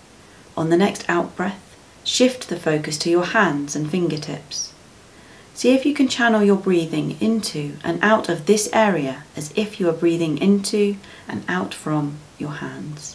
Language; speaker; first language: English; native; English